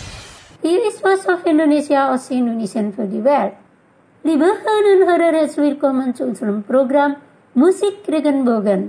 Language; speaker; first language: German; non-native, fluent; Indonesian